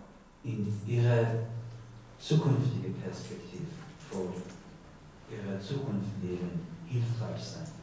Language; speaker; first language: German; non-native, learner; Persian